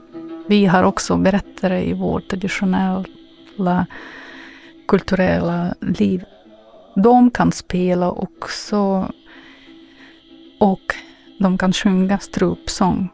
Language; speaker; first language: Swedish; non-native, fluent; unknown